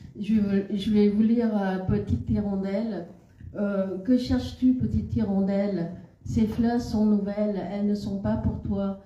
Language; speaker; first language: French; non-native, fluent; Khmer